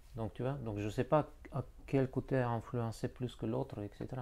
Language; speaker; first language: French; non-native, fluent; Bulgarian